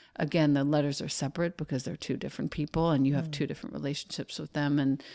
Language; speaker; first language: English; native; English